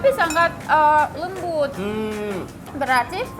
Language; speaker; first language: Indonesian; non-native, fluent; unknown